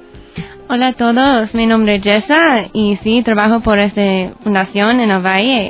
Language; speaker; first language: Spanish; non-native, learner; English